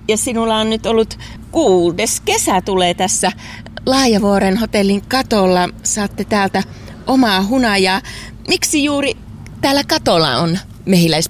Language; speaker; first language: Finnish; native; Finnish